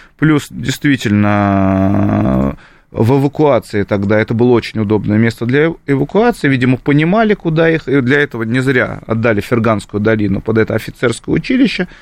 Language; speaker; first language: Russian; native; Russian